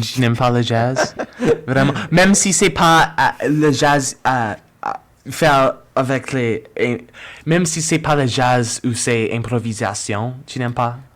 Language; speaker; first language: French; non-native, learner; English